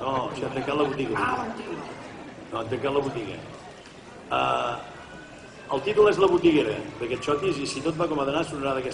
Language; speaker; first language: Catalan; native; Catalan